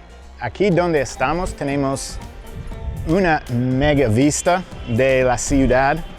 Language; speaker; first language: Spanish; non-native, fluent; English